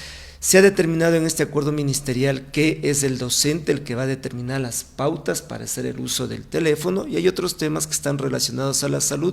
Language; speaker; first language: Spanish; native; Spanish